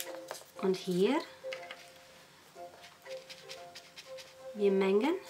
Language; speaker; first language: German; non-native, learner; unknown